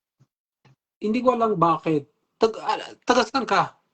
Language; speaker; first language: Filipino; non-native, learner; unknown